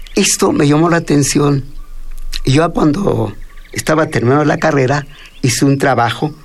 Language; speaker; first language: Spanish; non-native, local second language; Mixtepec Mixtec